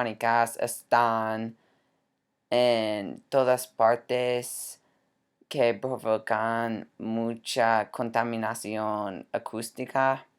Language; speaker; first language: Spanish; non-native, learner; English